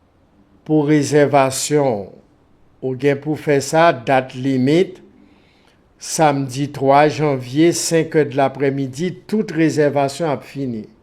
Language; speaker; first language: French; non-native, local second language; Haitian Creole